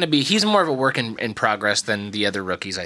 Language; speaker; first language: English; native; English